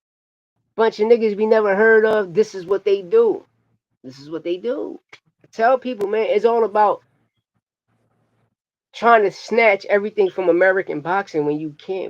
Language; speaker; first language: English; native; English